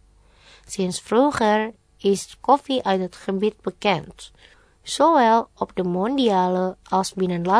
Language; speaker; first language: Dutch; non-native, fluent; Indonesian